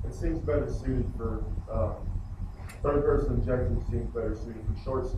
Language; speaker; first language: English; native; English